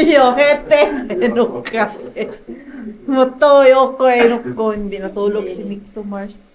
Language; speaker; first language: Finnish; non-native, learner; Filipino